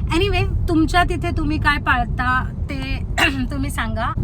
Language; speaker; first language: Marathi; native; Marathi